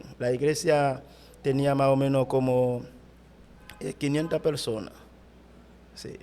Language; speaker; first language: Spanish; non-native, fluent; Haitian Creole